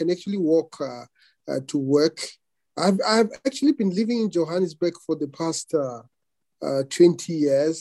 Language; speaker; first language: English; non-native, local second language; Venda